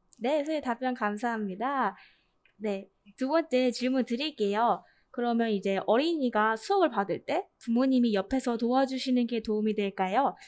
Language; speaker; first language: Korean; native; Korean